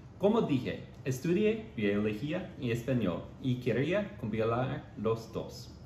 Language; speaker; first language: Spanish; non-native, fluent; English